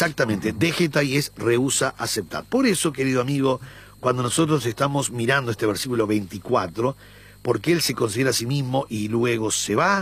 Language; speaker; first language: Spanish; native; Spanish